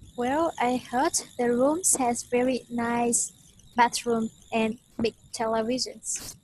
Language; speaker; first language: English; non-native, fluent; Vietnamese